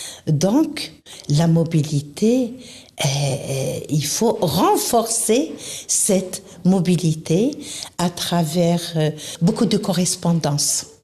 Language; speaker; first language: French; non-native, local second language; Arabic